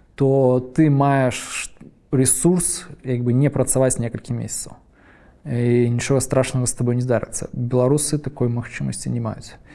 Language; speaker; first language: Belarusian; native; Belarusian